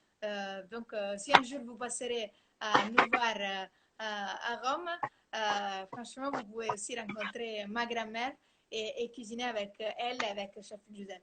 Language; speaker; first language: French; non-native, fluent; Italian